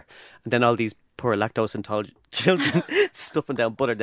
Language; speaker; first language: English; native; English